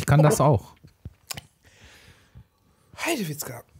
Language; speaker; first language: German; native; German